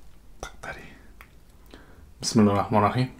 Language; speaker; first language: Korean; non-native, fluent; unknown